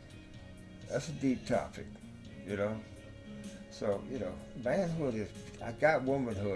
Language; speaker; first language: English; native; English